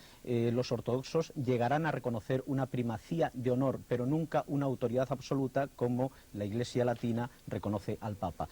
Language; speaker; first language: Spanish; native; Spanish